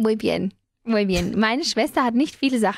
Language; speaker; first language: German; non-native, fluent; Spanish